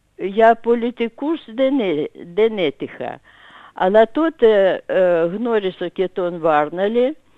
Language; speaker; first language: Greek; non-native, fluent; Russian